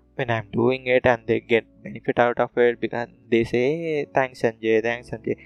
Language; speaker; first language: English; non-native, local second language; Telugu